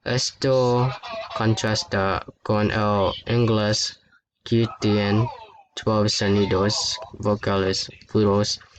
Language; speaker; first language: Spanish; non-native, learner; English